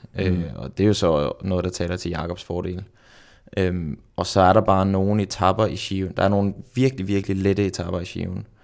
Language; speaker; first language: Danish; native; Danish